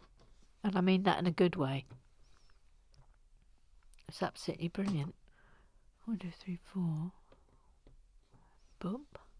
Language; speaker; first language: English; native; English